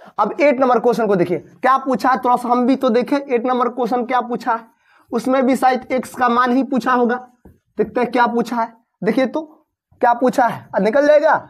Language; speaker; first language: Hindi; native; Hindi